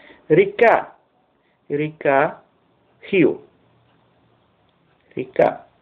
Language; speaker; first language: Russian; non-native, fluent; Portuguese